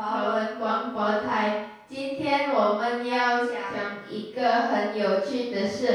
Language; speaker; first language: Chinese; non-native, learner; Indonesian